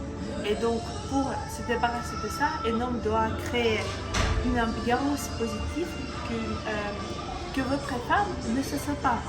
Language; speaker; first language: French; non-native, local second language; Ukrainian